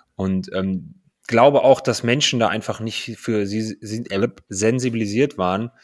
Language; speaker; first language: German; native; German